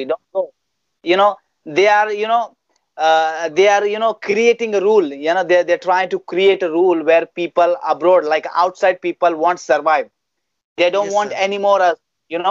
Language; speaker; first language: English; non-native, fluent; Bangla